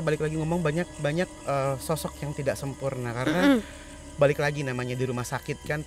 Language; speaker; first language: Indonesian; native; Indonesian